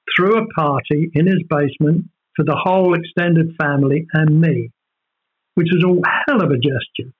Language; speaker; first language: English; native; English